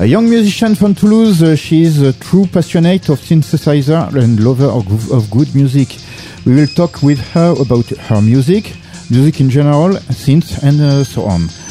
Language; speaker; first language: English; non-native, learner; French